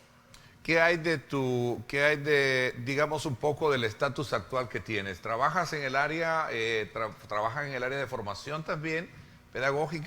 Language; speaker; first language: Spanish; native; Spanish